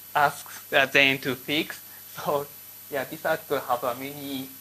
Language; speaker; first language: English; non-native, learner; Japanese